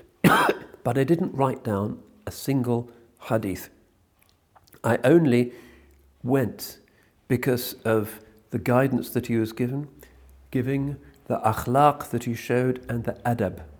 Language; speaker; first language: English; native; English